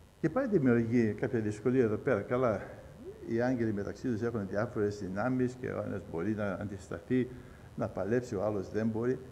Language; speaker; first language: Greek; early bilingual, heritage; Greek